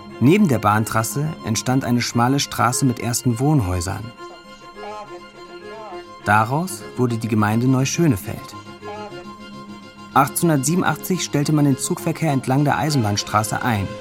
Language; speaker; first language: German; native; German